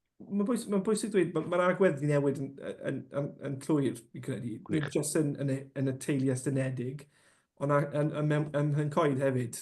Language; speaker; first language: Welsh; non-native, local second language; English